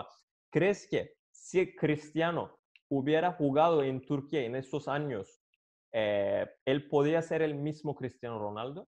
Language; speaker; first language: Spanish; non-native, fluent; Turkish